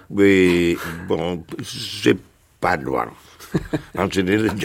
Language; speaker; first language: French; non-native, fluent; Spanish